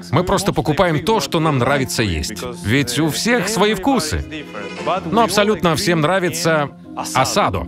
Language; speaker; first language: Russian; non-native, fluent; Spanish